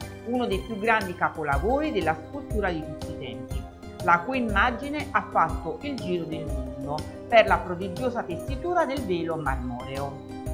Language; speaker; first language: Italian; native; Italian